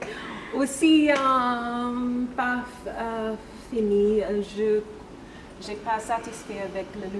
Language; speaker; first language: French; non-native, learner; English